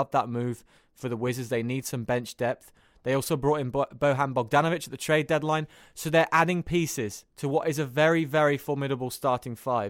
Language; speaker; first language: English; native; English